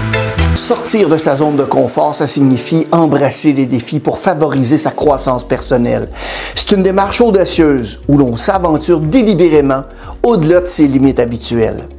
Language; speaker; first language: French; native; French